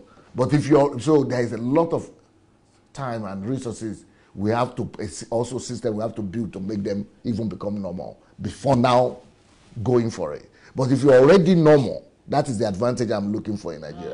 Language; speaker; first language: English; non-native, local second language; Yoruba